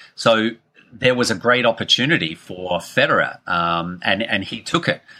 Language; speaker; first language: English; native; English